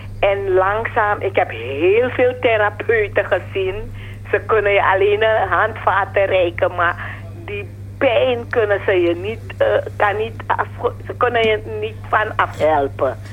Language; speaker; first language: Dutch; non-native, fluent; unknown